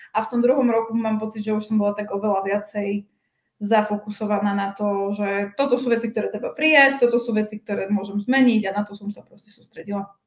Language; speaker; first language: Slovak; native; Slovak